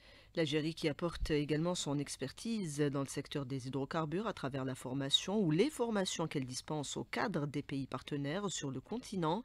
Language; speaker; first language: French; non-native, local second language; Arabic